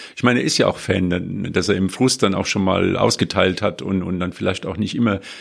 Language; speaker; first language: German; native; German